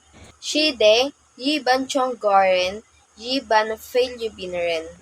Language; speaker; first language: Chinese; non-native, learner; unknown